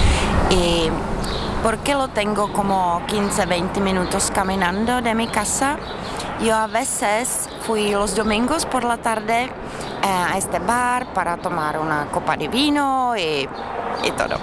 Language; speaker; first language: Spanish; non-native, fluent; Czech